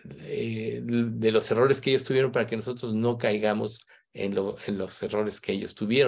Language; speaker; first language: Spanish; native; Spanish